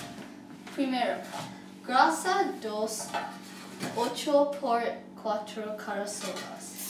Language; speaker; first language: Spanish; non-native, learner; English